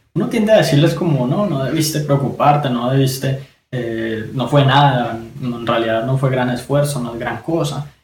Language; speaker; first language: Spanish; native; Spanish